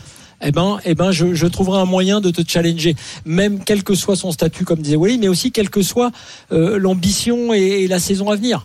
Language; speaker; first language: French; native; French